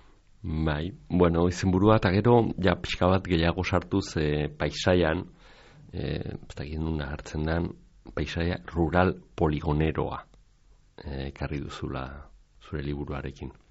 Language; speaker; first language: Basque; native; Basque